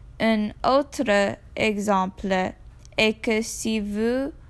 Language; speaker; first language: French; non-native, learner; English